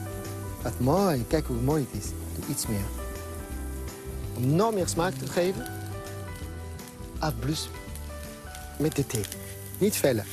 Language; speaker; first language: Dutch; non-native, fluent; French